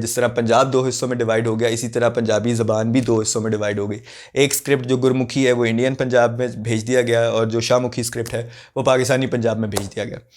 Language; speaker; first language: Urdu; non-native, local second language; Punjabi